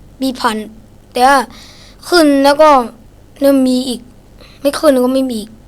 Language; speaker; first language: Thai; non-native, learner; Shan